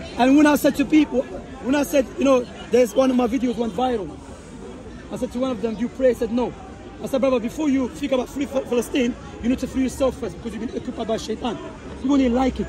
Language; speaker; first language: English; non-native, fluent; Arabic